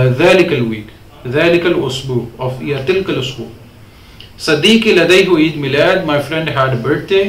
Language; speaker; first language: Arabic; non-native, fluent; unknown